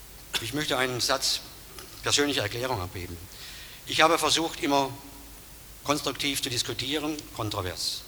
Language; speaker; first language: German; native; German